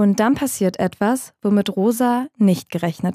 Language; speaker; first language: German; native; German